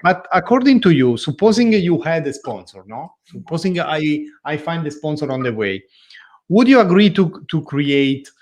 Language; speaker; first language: English; non-native, learner; Italian